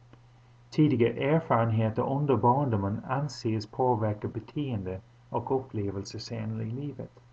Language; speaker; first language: Swedish; non-native, fluent; English